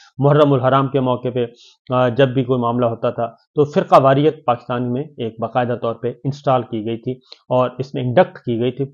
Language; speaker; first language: Urdu; native; Urdu